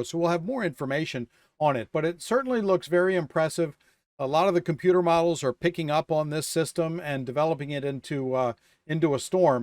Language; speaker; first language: English; native; English